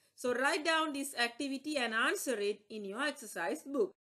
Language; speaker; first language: English; non-native, local second language; Tamil